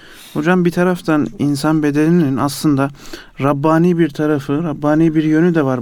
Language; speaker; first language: Turkish; native; Turkish